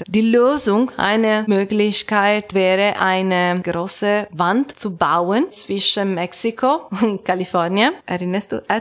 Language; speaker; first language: German; non-native, learner; Italian